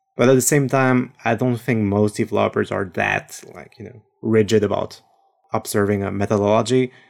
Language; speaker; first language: English; non-native, fluent; French